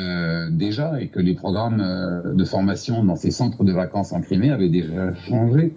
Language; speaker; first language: French; native; French